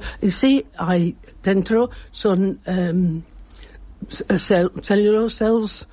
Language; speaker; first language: Spanish; non-native, learner; English